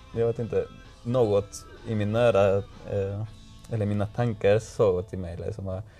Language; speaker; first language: Swedish; non-native, fluent; Spanish